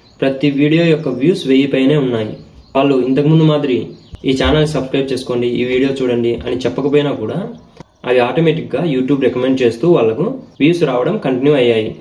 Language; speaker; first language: Telugu; native; Telugu